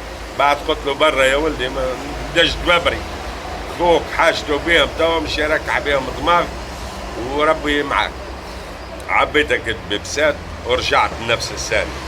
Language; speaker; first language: Arabic; native; Arabic